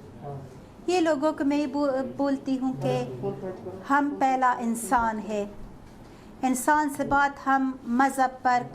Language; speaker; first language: Hindi; non-native, fluent; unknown